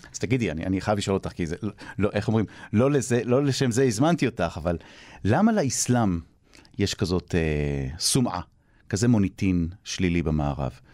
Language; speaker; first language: Hebrew; native; Hebrew